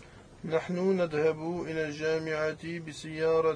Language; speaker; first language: Arabic; non-native, learner; French